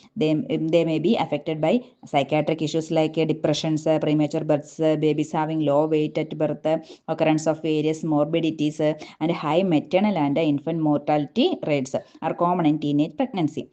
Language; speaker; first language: English; non-native, local second language; Malayalam